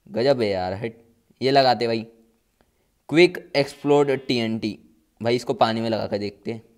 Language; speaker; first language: Hindi; non-native, local second language; Marathi